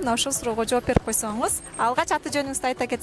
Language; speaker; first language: Kyrgyz; native; Kyrgyz